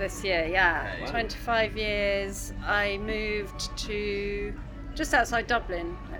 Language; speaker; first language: English; native; English